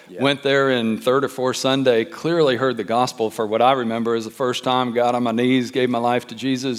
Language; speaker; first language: English; native; English